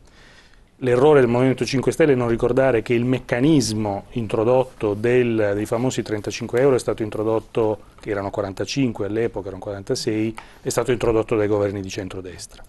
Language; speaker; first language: Italian; native; Italian